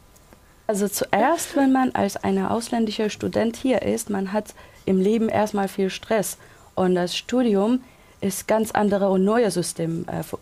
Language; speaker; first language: German; non-native, local second language; Persian